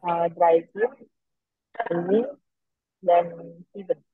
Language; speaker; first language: German; non-native, learner; Indonesian